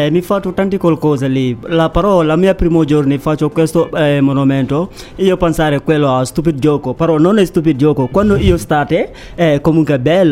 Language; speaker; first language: Italian; non-native, learner; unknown